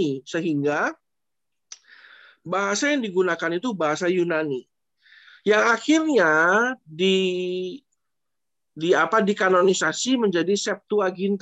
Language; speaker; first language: Indonesian; native; Indonesian